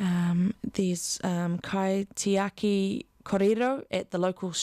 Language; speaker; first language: English; native; English